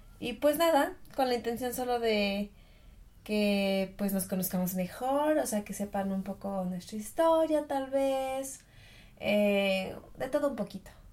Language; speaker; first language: Spanish; native; Spanish